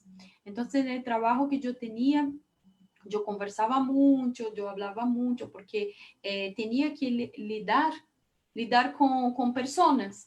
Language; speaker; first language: Spanish; non-native, fluent; Portuguese